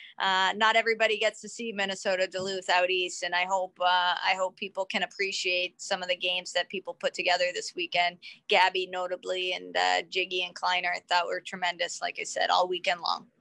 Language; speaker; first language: English; native; English